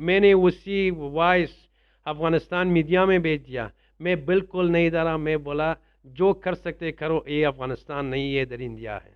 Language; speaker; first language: Hindi; non-native, learner; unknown